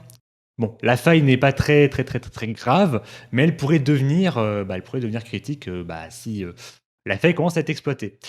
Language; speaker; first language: French; native; French